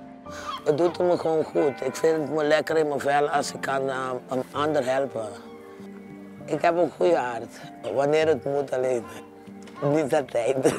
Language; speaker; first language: Dutch; non-native, fluent; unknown